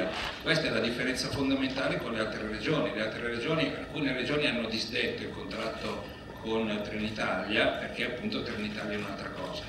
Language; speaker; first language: Italian; native; Italian